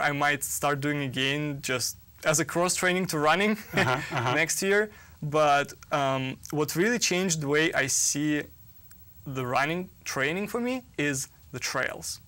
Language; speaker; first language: English; non-native, fluent; Russian